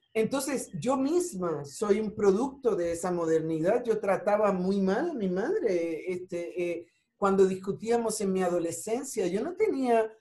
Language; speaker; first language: Spanish; native; Spanish